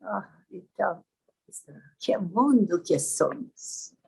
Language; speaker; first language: Portuguese; non-native, learner; Persian